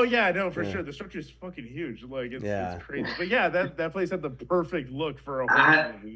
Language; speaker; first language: English; native; English